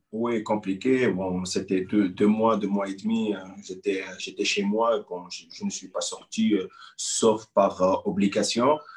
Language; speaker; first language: French; non-native, local second language; Arabic